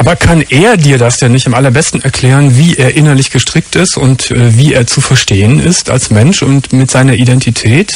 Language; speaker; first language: German; native; German